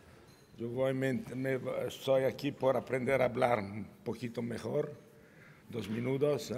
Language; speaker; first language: Spanish; non-native, learner; Italian